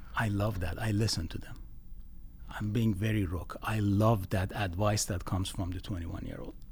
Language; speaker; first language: English; non-native, fluent; Persian